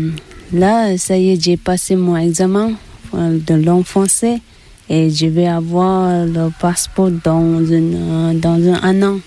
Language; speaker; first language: French; non-native, learner; Tibetan